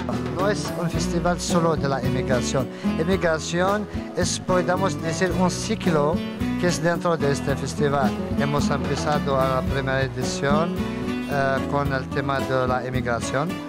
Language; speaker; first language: Spanish; non-native, fluent; Arabic